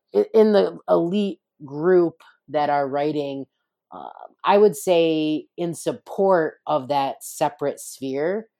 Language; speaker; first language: English; native; English